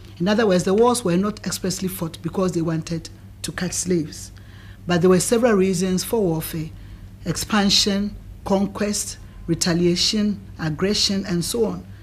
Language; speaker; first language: English; non-native, local second language; Akan